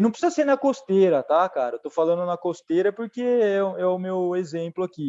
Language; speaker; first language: Portuguese; native; Portuguese